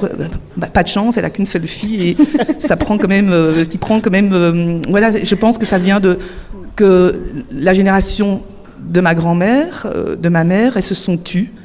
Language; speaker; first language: French; native; French